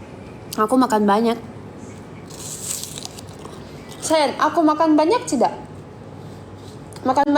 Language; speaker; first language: Indonesian; non-native, fluent; Russian